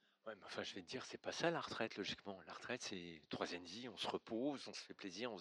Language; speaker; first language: French; native; French